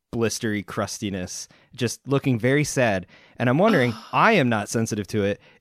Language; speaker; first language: English; native; English